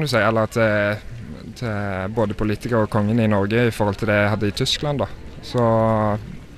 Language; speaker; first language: Norwegian; early bilingual, other home language; German